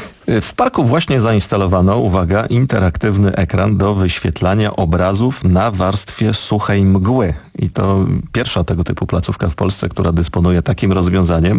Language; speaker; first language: Polish; native; Polish